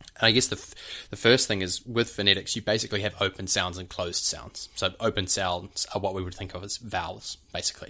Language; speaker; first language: English; native; English